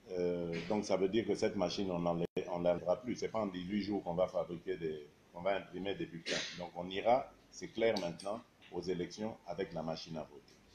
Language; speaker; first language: French; non-native, local second language; Luba-Lulua